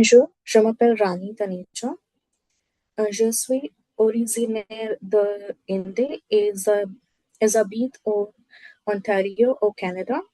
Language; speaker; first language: French; non-native, learner; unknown